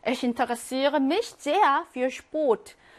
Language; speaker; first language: German; non-native, fluent; Korean